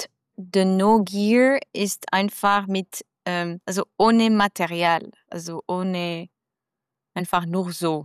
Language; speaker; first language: German; non-native, fluent; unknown